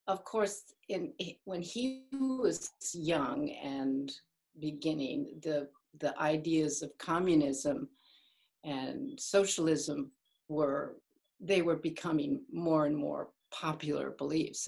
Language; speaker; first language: English; native; English